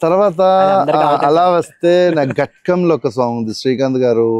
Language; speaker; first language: Telugu; non-native, learner; Malayalam